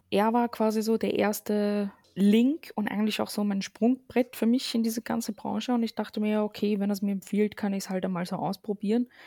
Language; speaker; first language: German; early bilingual, other home language; Arabic